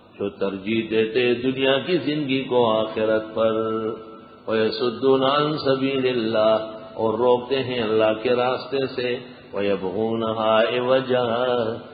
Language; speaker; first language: Urdu; non-native, local second language; Pashto